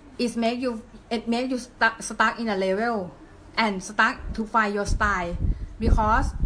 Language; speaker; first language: English; non-native, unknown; Thai